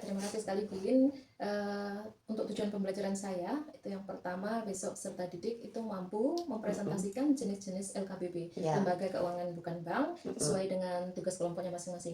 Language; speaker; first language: Indonesian; native; Indonesian